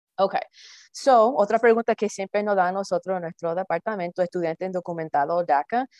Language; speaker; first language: Spanish; early bilingual, heritage; Spanish